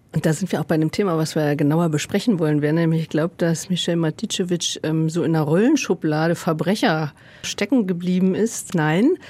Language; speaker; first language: German; native; German